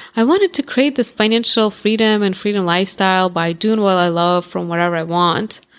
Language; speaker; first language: English; non-native, fluent; Russian